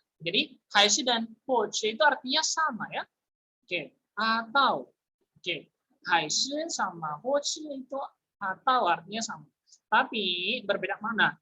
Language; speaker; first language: Indonesian; native; Indonesian